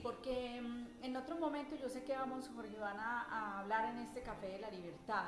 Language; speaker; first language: Spanish; native; Spanish